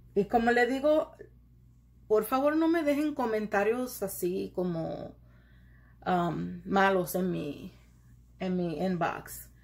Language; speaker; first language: Spanish; early bilingual, heritage; Spanish